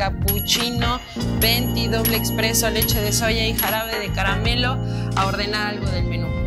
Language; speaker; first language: Spanish; native; Spanish